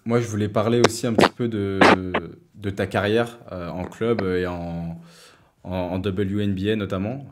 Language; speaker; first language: French; native; French